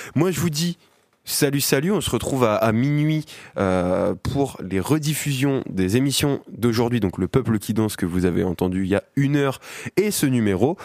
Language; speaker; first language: French; native; French